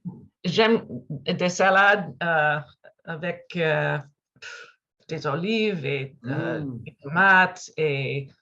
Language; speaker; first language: French; non-native, learner; English